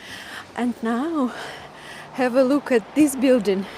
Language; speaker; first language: English; non-native, fluent; Russian